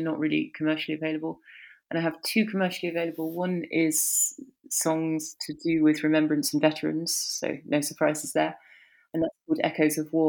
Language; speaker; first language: English; native; English